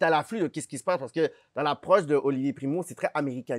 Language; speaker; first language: French; native; French